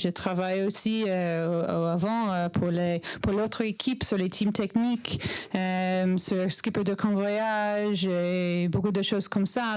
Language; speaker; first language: French; non-native, learner; English